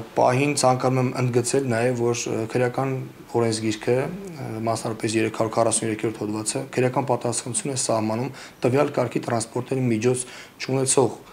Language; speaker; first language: Armenian; native; Armenian